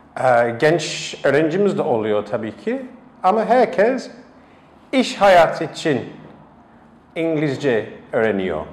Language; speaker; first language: Turkish; non-native, fluent; English